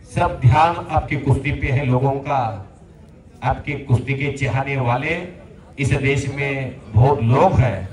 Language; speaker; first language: Hindi; non-native, local second language; Marathi